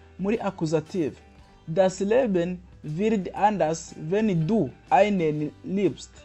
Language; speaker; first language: German; non-native, learner; Kinyarwanda